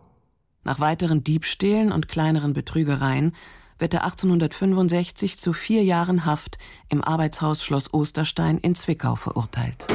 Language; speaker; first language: German; native; German